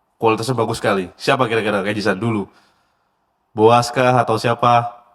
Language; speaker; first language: Indonesian; native; Indonesian